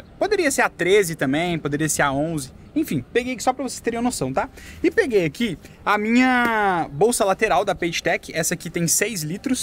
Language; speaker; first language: Portuguese; native; Portuguese